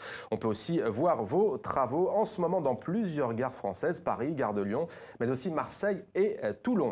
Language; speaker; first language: French; native; French